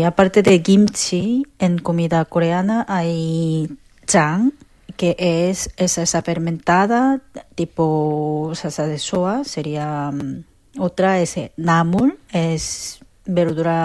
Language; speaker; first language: Spanish; non-native, fluent; Korean